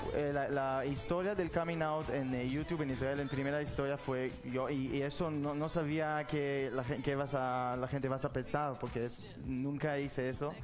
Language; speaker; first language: Spanish; non-native, learner; Hebrew